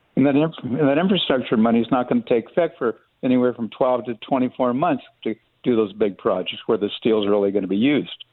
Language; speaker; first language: English; native; English